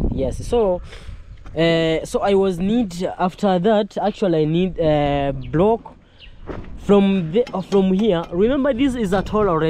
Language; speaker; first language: English; non-native, learner; Swahili